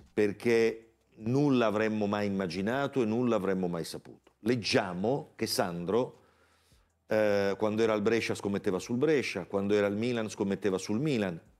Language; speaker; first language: Italian; native; Italian